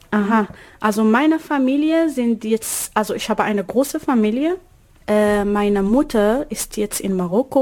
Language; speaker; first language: German; non-native, learner; Arabic